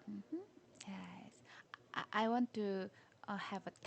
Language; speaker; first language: English; non-native, learner; Korean